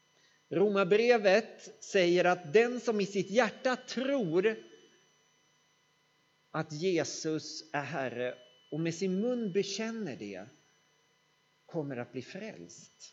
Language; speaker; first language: Swedish; native; Swedish